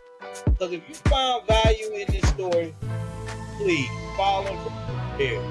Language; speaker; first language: English; native; English